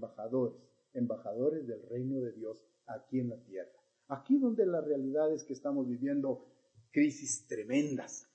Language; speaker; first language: Spanish; native; Spanish